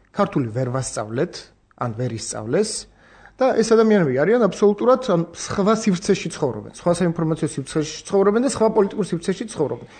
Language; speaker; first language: Georgian; non-native, local second language; Armenian